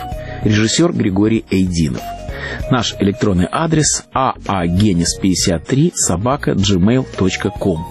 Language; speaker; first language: Russian; native; Russian